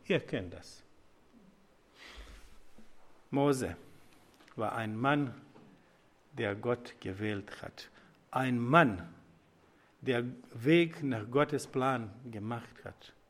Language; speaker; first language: German; non-native, learner; Croatian